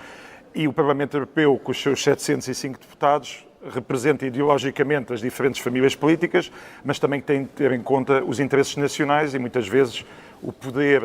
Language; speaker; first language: Portuguese; native; Portuguese